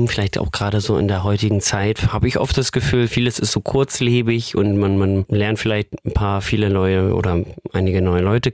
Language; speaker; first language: German; native; German